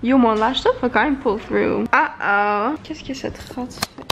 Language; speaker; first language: French; native; French